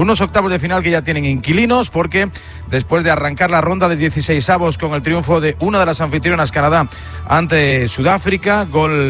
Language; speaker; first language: Spanish; native; Spanish